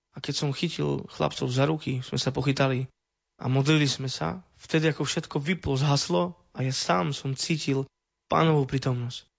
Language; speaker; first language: Slovak; native; Slovak